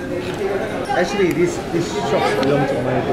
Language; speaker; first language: English; non-native, learner; Indonesian